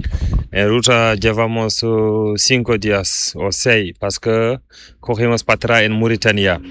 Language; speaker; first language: Spanish; non-native, learner; Fula